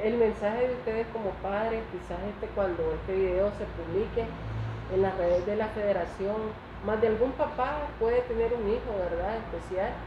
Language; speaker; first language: Spanish; native; Spanish